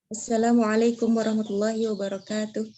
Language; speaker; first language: Arabic; non-native, learner; Indonesian